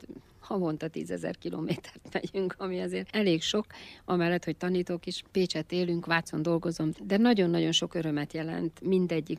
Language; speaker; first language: Hungarian; native; Hungarian